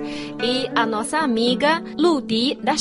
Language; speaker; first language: Portuguese; non-native, fluent; Chinese